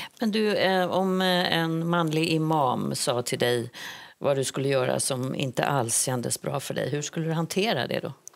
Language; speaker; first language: Swedish; native; Swedish